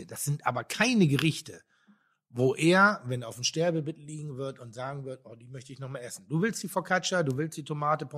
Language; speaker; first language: German; native; German